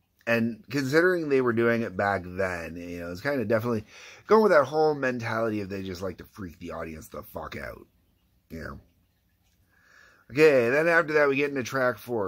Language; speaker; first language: English; native; English